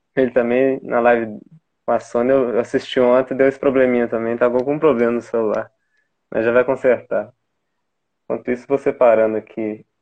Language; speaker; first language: Portuguese; native; Portuguese